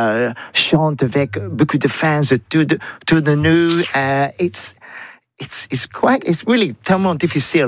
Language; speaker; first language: French; non-native, learner; English